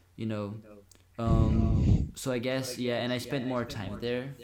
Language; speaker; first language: English; non-native, fluent; Portuguese